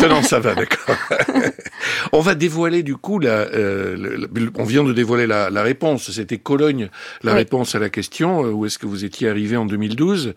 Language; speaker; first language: French; native; French